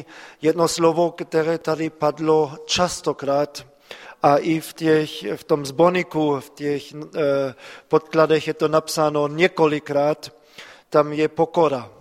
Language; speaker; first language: Czech; non-native, fluent; German